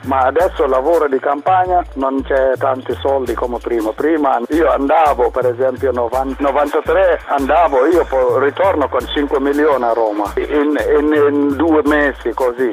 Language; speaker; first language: Italian; non-native, learner; Arabic